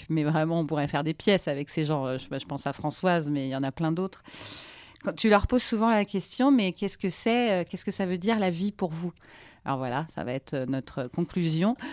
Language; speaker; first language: French; native; French